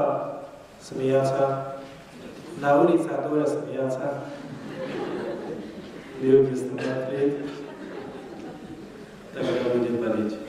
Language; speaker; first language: Russian; non-native, learner; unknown